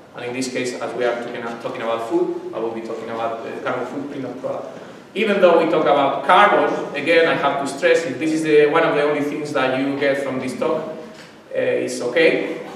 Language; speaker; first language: English; non-native, fluent; Spanish